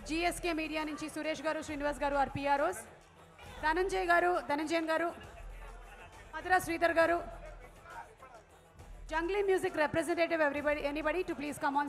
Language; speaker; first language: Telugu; native; Telugu